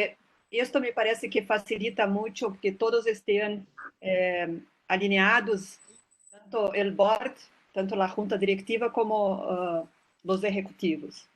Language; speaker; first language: Spanish; non-native, fluent; Portuguese